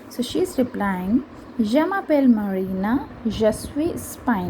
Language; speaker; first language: French; non-native, fluent; Hindi